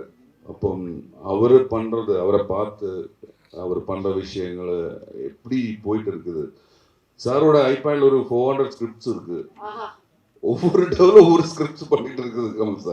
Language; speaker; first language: Tamil; non-native, learner; Malayalam